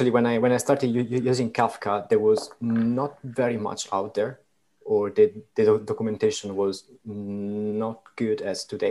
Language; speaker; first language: English; non-native, fluent; Italian